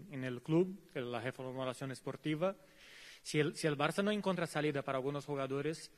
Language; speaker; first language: Spanish; non-native, fluent; Dutch